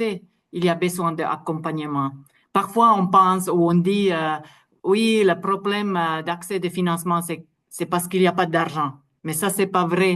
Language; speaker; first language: French; non-native, fluent; Finnish